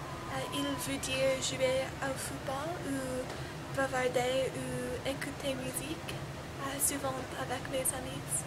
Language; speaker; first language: French; non-native, learner; English